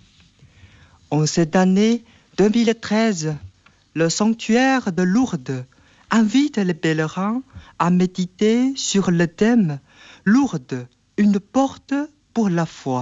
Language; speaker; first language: French; non-native, fluent; Chinese